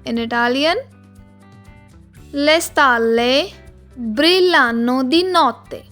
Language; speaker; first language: Italian; non-native, learner; Hindi